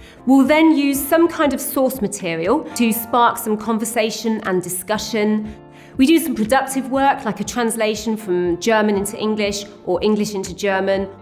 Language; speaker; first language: English; native; English